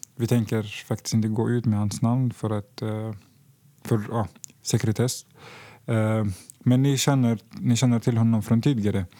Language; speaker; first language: Swedish; non-native, fluent; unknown